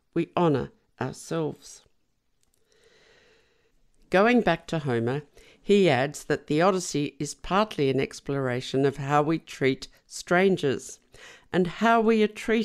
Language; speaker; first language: English; non-native, local second language; Yiddish